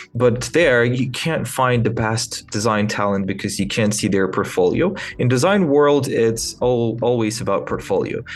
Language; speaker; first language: English; non-native, fluent; Ukrainian